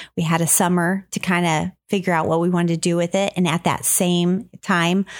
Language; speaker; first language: English; native; English